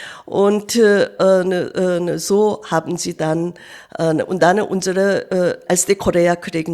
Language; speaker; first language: German; non-native, fluent; Korean